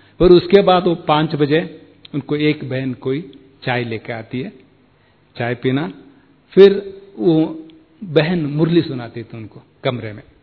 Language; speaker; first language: Hindi; non-native, local second language; Kannada